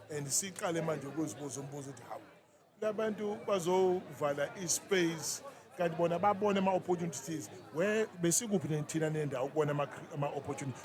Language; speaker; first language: Zulu; native; Zulu